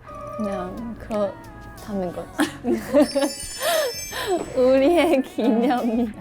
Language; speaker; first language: Korean; non-native, fluent; Chinese